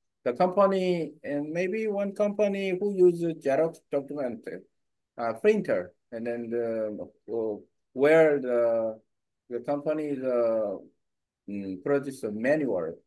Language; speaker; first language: English; non-native, learner; Korean